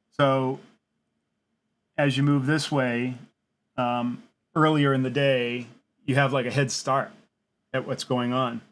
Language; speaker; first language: English; native; English